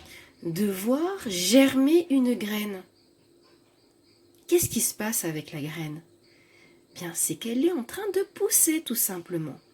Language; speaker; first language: French; native; French